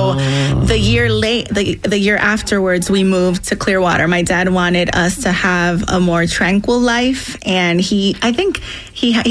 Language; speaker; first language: English; non-native, local second language; Spanish